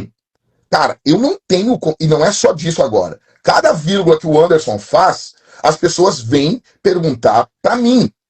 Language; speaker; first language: Portuguese; native; Portuguese